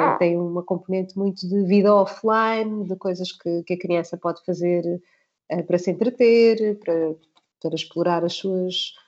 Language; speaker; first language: Portuguese; native; Portuguese